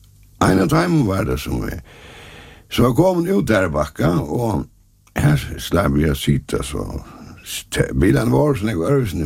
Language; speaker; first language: Danish; non-native, local second language; Faroese